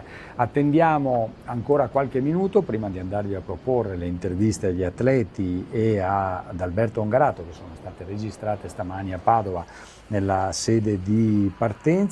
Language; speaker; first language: Italian; native; Italian